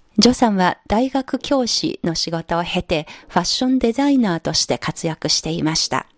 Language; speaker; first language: Japanese; non-native, fluent; Chinese